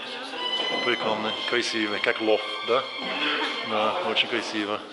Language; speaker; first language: Russian; non-native, learner; English